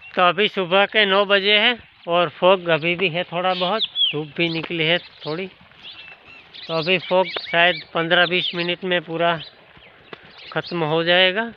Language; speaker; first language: Hindi; non-native, local second language; Gujarati